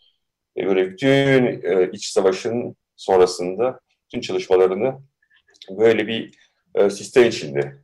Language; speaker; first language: Turkish; early bilingual, heritage; Turkish